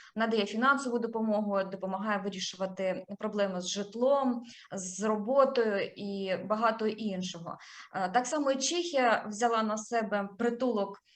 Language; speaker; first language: Ukrainian; native; Ukrainian